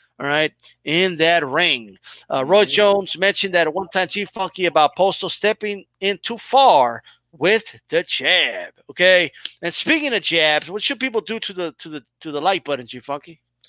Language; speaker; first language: English; early bilingual, other home language; Spanish